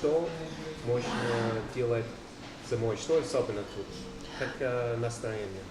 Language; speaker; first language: Russian; non-native, learner; English